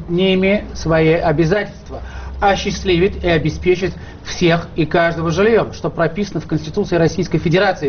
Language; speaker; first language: Russian; native; Russian